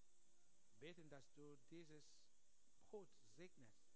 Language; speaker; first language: German; non-native, learner; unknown